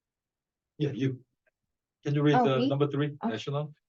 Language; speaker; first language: English; non-native, fluent; Korean